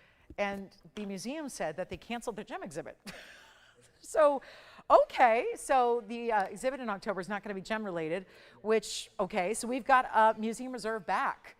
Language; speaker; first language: English; native; English